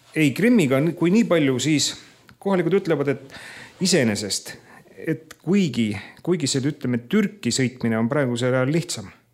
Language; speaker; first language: Estonian; native; Estonian